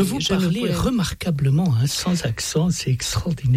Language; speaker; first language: French; native; French